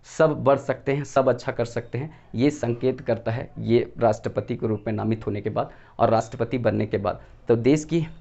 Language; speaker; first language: Hindi; native; Hindi